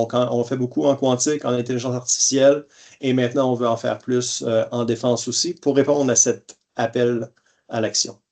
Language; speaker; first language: French; native; French